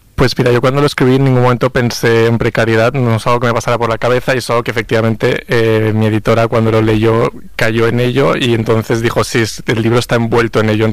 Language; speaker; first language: Spanish; native; Spanish